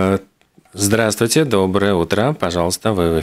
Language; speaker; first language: Russian; native; Russian